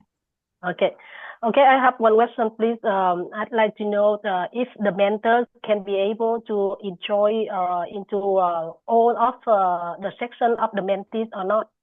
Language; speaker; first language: English; non-native, fluent; Vietnamese